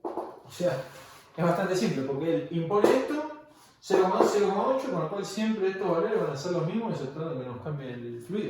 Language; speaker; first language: Spanish; native; Spanish